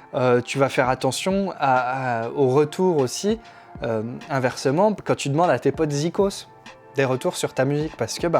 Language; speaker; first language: French; native; French